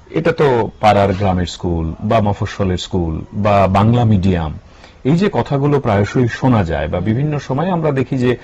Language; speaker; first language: Bangla; native; Bangla